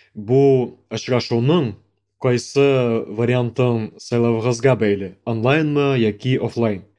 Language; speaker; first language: Tatar; non-native, local second language; Russian